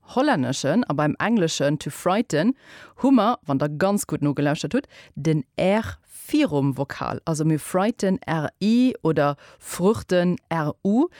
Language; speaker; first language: Luxembourgish; native; Luxembourgish